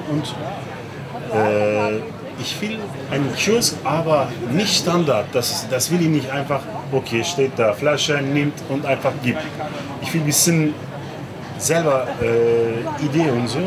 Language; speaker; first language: German; non-native, learner; Turkish